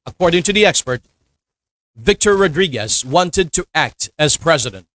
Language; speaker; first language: English; non-native, local second language; Filipino